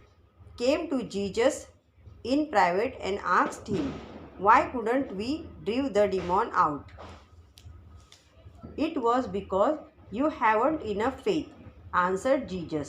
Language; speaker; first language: English; non-native, local second language; Hindi